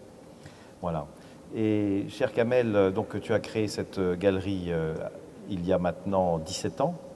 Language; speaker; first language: French; native; French